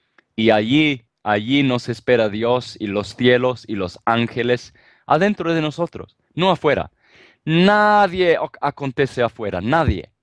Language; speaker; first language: Spanish; non-native, fluent; Italian